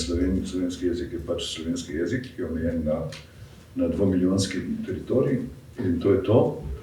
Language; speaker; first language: Slovenian; native; Slovenian